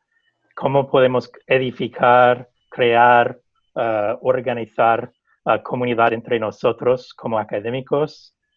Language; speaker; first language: Spanish; non-native, fluent; English